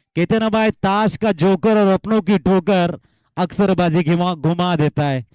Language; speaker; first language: Hindi; non-native, local second language; Marathi